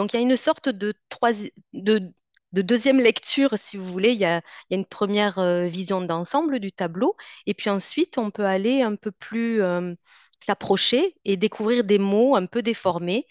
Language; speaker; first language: French; native; French